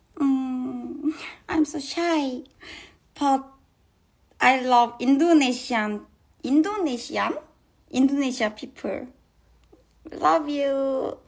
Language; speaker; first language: English; non-native, learner; Korean